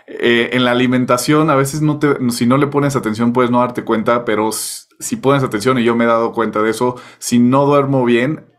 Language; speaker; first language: Spanish; native; Spanish